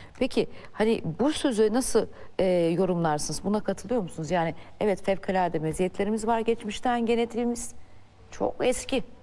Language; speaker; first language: Turkish; native; Turkish